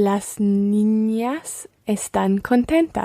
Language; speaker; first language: Spanish; non-native, learner; English